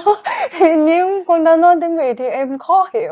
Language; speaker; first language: Vietnamese; non-native, learner; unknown